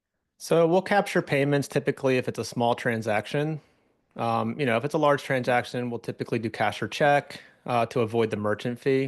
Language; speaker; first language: English; native; English